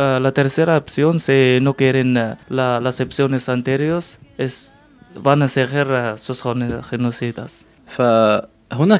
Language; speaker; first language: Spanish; non-native, learner; Arabic